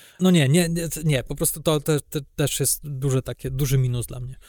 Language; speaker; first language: Polish; native; Polish